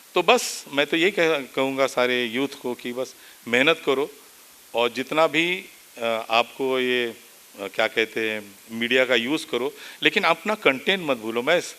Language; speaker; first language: Hindi; non-native, local second language; Marathi